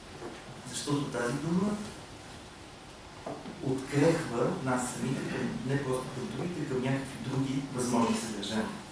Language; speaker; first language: Bulgarian; native; Bulgarian